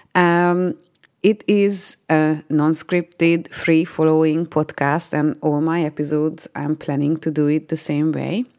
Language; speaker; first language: English; non-native, fluent; Hungarian